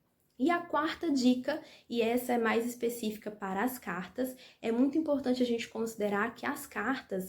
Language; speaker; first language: Portuguese; native; Portuguese